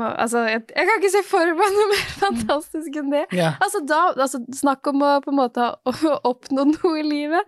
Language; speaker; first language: Norwegian; native; Norwegian